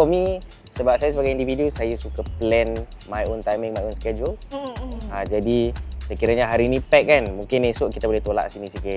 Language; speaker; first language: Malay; native; Malay